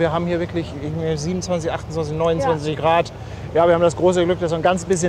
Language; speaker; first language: German; native; German